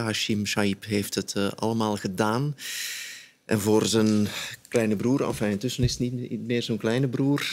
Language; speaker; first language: Dutch; native; Dutch